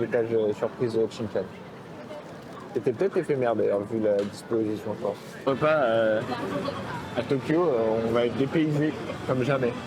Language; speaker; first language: French; native; French